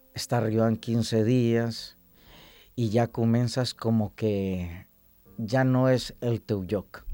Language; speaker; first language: Catalan; non-native, learner; Spanish